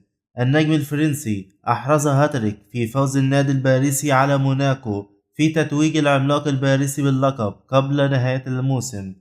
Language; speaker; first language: Arabic; native; Arabic